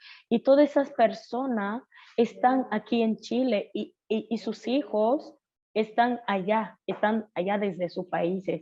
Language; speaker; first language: Spanish; non-native, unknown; Haitian Creole